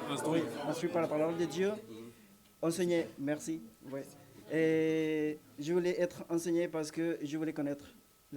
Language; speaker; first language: French; non-native, learner; Spanish